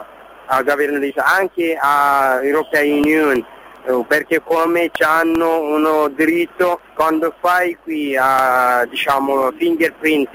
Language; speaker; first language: Italian; non-native, learner; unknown